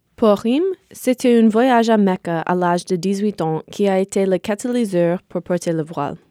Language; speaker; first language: French; non-native, fluent; English